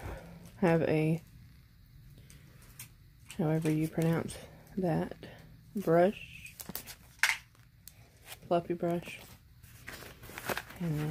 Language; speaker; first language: English; native; English